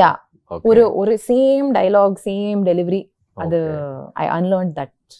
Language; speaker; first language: Tamil; non-native, local second language; Kannada